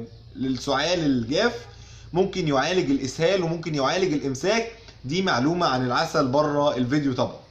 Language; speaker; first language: Arabic; native; Arabic